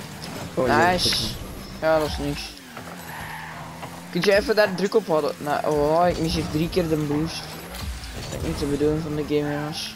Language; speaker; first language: Dutch; native; Dutch